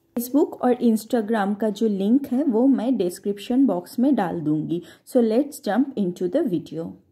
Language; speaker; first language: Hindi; non-native, local second language; Bangla